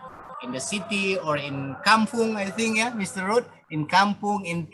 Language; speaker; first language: English; non-native, fluent; Indonesian